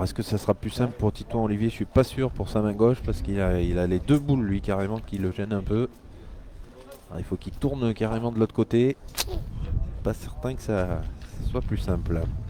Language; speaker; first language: French; native; French